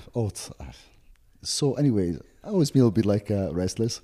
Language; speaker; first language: English; non-native, fluent; Italian